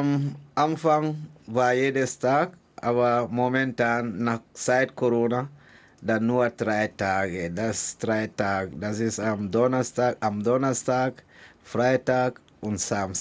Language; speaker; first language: German; non-native, learner; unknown